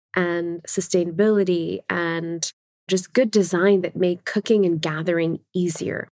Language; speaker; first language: English; non-native, local second language; Urdu